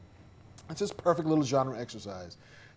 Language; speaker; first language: English; native; English